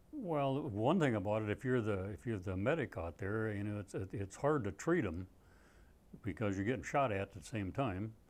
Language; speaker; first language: English; native; English